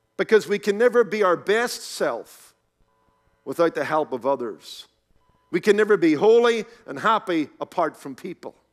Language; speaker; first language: English; native; English